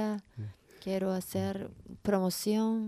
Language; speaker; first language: Spanish; non-native, learner; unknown